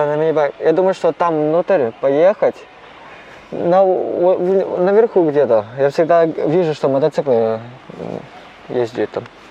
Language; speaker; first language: Russian; non-native, learner; Cantonese